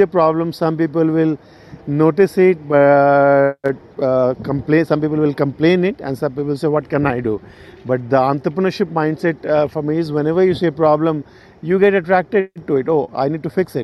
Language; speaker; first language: English; non-native, local second language; Hindi